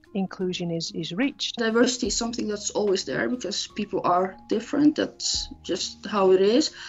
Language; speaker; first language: English; non-native, fluent; Somali